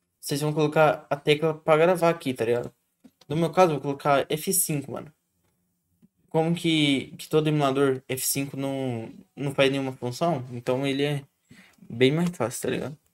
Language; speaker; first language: Portuguese; native; Portuguese